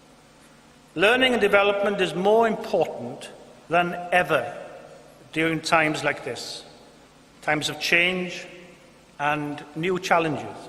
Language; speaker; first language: English; non-native, local second language; Welsh